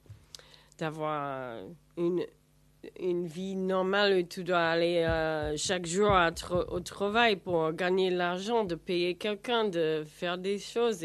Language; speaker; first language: French; non-native, learner; English